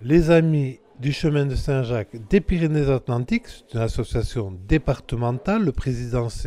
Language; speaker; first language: French; native; French